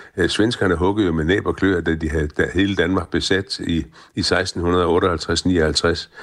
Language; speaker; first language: Danish; native; Danish